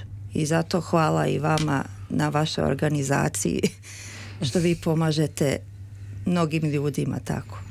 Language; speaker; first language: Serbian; early bilingual, heritage; Serbian